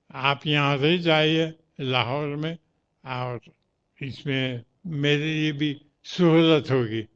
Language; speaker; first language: Urdu; non-native, fluent; English